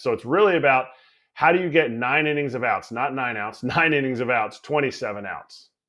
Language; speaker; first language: English; native; English